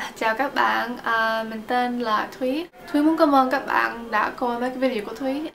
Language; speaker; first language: Vietnamese; early bilingual, heritage; Vietnamese